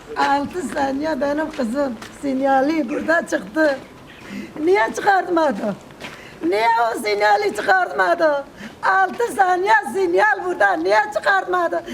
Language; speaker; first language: Turkish; non-native, local second language; Kurdish